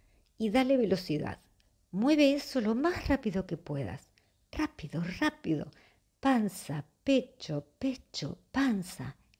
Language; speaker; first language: Spanish; native; Spanish